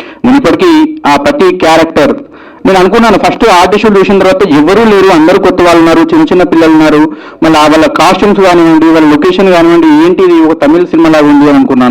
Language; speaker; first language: Telugu; native; Telugu